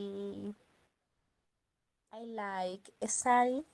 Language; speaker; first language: English; non-native, learner; Spanish